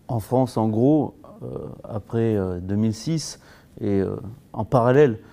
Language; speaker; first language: French; native; French